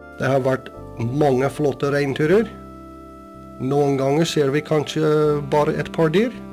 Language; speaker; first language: Norwegian; non-native, fluent; English